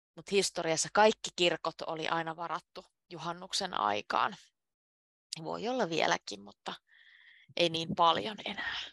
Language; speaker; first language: Finnish; native; Finnish